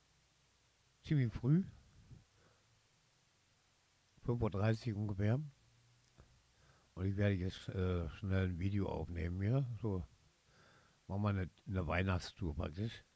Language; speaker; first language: German; native; German